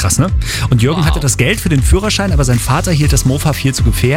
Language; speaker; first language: German; native; German